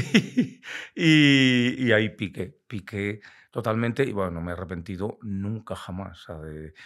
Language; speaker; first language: Spanish; native; Spanish